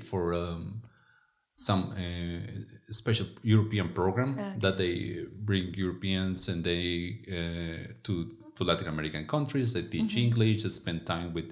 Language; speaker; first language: English; non-native, fluent; Spanish